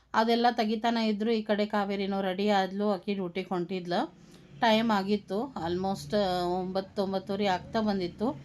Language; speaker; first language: Kannada; native; Kannada